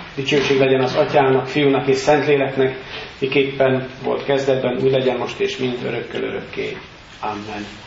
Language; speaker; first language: Hungarian; native; Hungarian